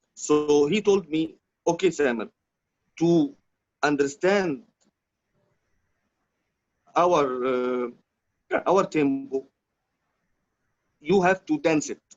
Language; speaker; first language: English; non-native, learner; Arabic